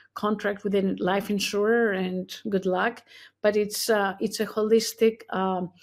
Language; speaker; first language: English; non-native, fluent; Greek